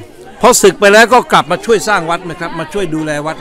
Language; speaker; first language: Thai; native; Thai